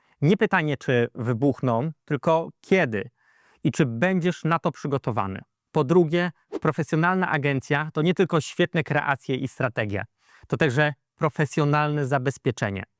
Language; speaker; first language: Polish; native; Polish